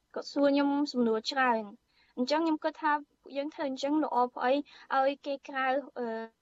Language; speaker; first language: Khmer; early bilingual, heritage; Khmer